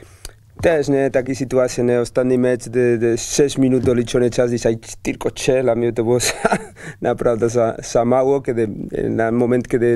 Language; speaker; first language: Polish; non-native, learner; Spanish